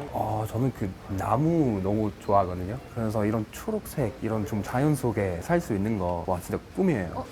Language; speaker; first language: Korean; non-native, fluent; English